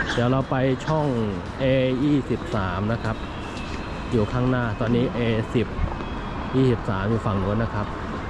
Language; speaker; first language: Thai; non-native, fluent; Chinese